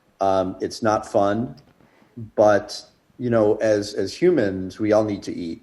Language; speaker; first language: English; native; English